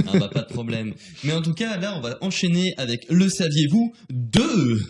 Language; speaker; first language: French; native; French